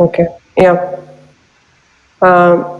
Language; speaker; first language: German; non-native, learner; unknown